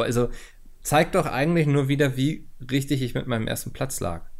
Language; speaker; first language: German; native; German